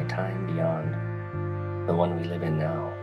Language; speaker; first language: English; native; English